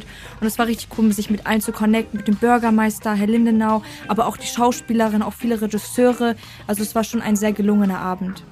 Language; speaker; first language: German; native; German